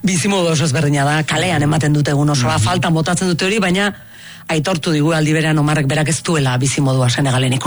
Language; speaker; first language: Basque; native; Basque